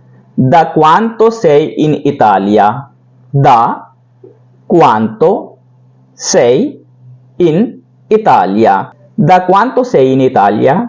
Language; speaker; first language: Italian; non-native, learner; Hindi